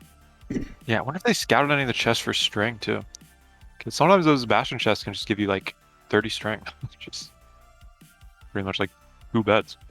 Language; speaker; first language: English; native; English